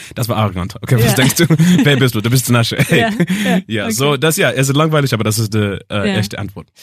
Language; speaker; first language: German; non-native, learner; English